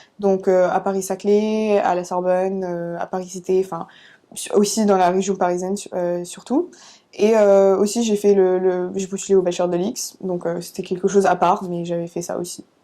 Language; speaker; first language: French; early bilingual, other home language; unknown